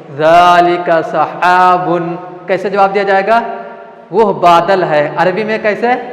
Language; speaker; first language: Urdu; non-native, local second language; Malayalam